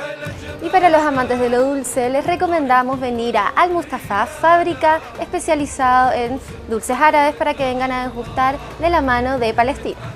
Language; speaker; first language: Spanish; native; Spanish